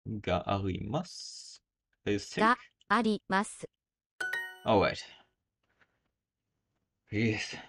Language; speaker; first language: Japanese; non-native, learner; English